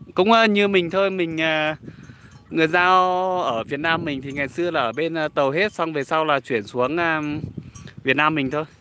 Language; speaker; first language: Vietnamese; non-native, local second language; Iu Mien